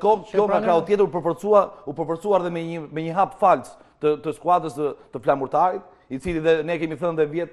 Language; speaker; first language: Albanian; native; Albanian